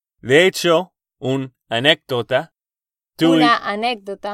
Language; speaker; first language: Spanish; non-native, learner; English